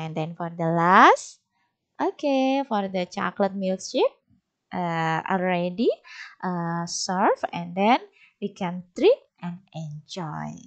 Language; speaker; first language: English; non-native, fluent; Indonesian